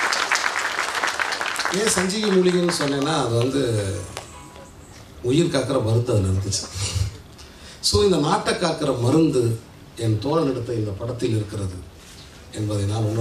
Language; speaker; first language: Tamil; native; Tamil